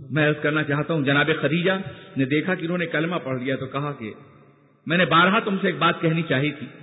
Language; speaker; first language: Urdu; native; Urdu